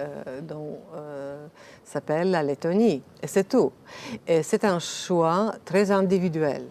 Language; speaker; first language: French; non-native, fluent; Latvian